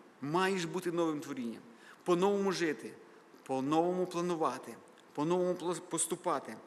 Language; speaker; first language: Ukrainian; native; Ukrainian